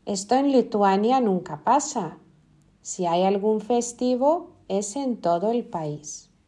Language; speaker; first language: Spanish; non-native, fluent; Lithuanian